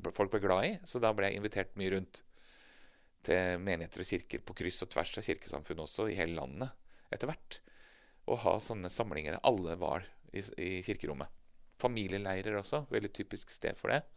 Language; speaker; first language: Norwegian; native; Norwegian